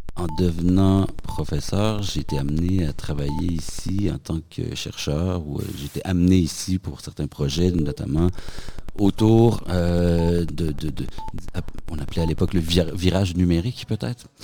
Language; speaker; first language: French; native; French